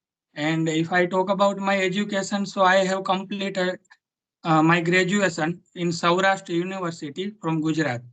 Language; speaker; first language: English; non-native, learner; Gujarati